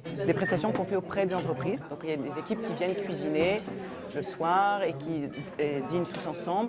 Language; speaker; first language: French; native; French